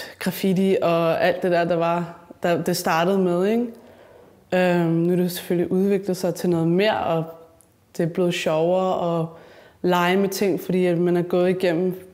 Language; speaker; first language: Danish; early bilingual, other home language; Spanish